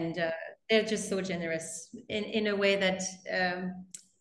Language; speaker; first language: English; non-native, fluent; French